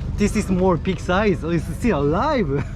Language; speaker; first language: English; non-native, learner; Korean